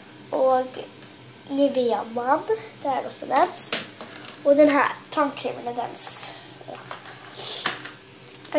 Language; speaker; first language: Swedish; early bilingual, other home language; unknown